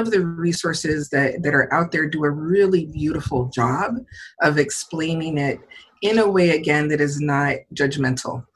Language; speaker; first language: English; native; English